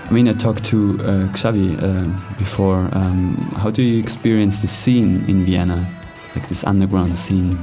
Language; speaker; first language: English; non-native, fluent; German